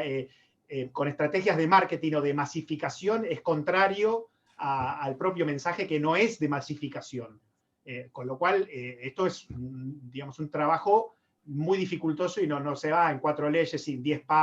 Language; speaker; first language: Spanish; native; Spanish